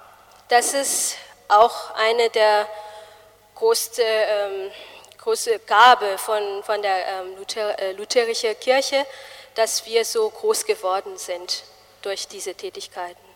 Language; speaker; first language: German; non-native, fluent; Malagasy